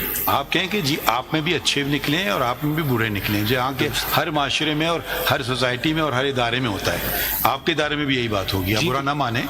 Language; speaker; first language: Urdu; native; Urdu